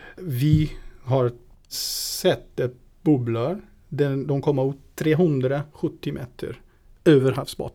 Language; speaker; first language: Swedish; non-native, fluent; Portuguese